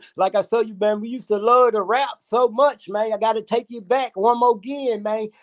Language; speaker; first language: English; native; English